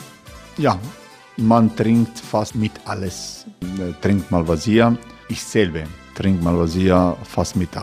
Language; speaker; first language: German; non-native, learner; Croatian